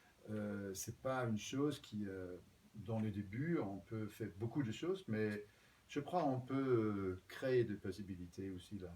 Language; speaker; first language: French; non-native, fluent; Danish